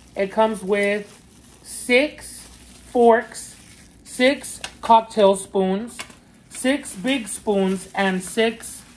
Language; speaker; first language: English; native; English